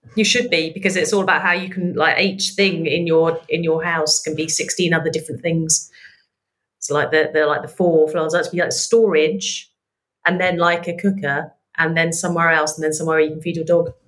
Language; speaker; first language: English; native; English